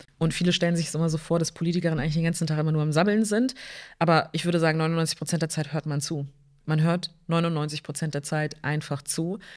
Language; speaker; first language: German; early bilingual, other home language; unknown